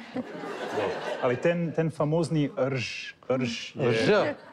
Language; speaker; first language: Czech; non-native, learner; English